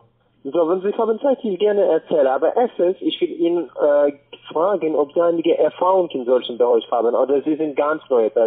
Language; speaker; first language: German; non-native, learner; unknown